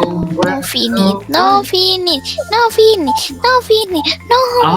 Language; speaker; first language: English; non-native, learner; Thai